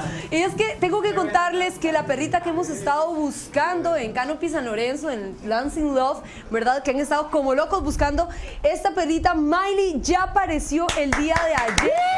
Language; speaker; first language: Spanish; native; Spanish